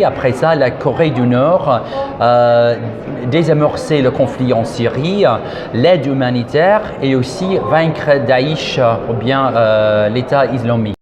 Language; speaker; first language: French; non-native, fluent; English